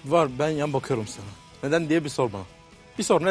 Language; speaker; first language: Turkish; native; Turkish